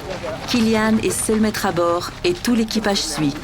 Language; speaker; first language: French; native; French